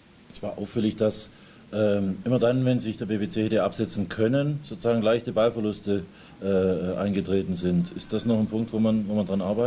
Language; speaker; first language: German; native; German